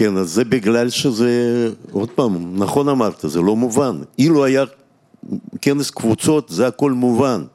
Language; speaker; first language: Hebrew; non-native, fluent; Russian